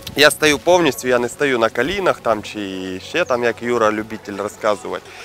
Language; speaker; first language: Ukrainian; non-native, local second language; Russian